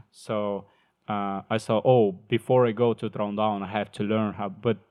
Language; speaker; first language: English; non-native, learner; Ukrainian